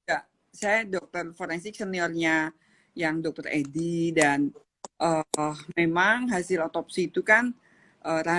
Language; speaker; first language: Indonesian; native; Indonesian